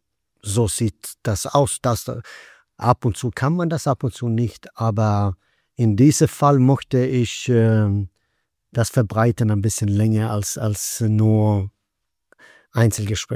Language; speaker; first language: German; non-native, fluent; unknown